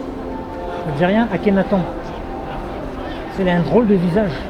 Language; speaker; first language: French; native; French